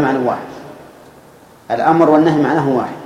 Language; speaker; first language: Arabic; native; Arabic